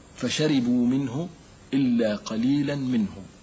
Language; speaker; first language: Arabic; native; Arabic